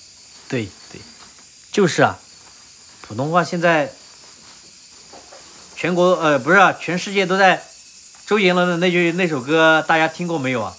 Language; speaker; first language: Chinese; native; Chinese